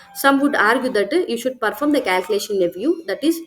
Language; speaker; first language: English; non-native, local second language; Telugu